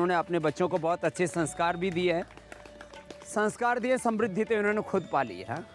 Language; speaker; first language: Hindi; native; Hindi